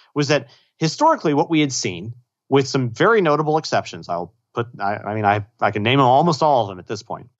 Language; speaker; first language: English; native; English